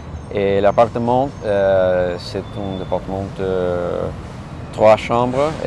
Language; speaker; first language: French; non-native, learner; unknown